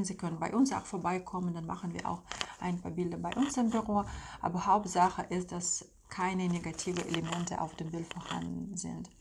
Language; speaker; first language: German; non-native, fluent; Russian